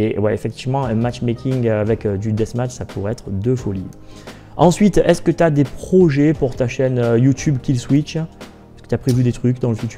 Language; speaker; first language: French; native; French